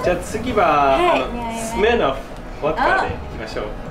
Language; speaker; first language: Japanese; non-native, fluent; English